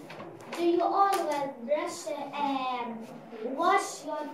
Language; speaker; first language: English; non-native, learner; Arabic